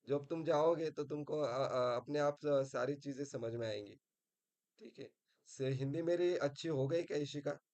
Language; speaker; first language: Hindi; non-native, local second language; Marathi